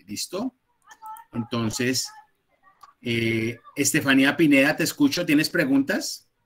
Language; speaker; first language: Spanish; native; Spanish